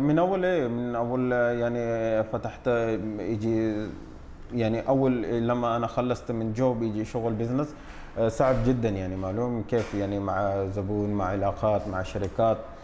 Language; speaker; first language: Arabic; non-native, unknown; Urdu